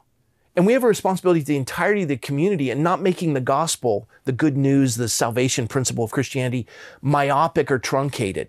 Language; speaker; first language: English; native; English